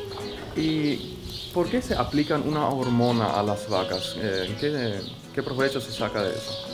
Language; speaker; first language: Spanish; native; Spanish